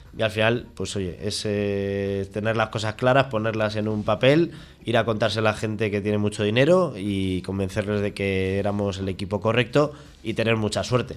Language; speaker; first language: Spanish; native; Spanish